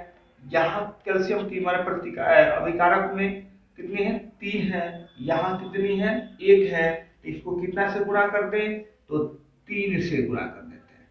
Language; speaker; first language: Hindi; native; Hindi